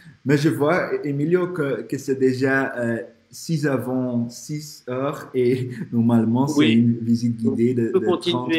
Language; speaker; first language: French; non-native, fluent; Dutch